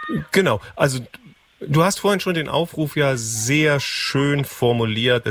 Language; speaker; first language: German; native; German